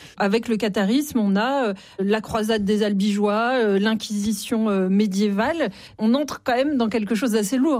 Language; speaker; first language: French; native; French